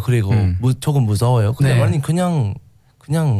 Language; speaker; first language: Korean; non-native, learner; English